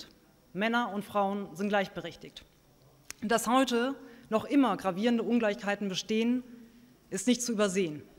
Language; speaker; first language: German; native; German